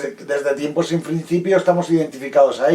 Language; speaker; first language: Spanish; native; Spanish